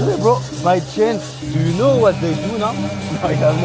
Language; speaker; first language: English; non-native, learner; French